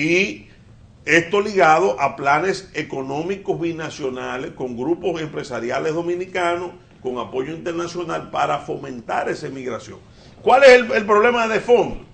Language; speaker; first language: Spanish; native; Spanish